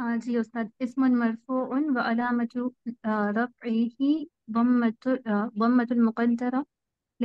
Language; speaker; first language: Arabic; non-native, learner; Urdu